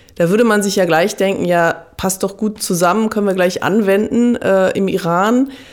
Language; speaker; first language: German; native; German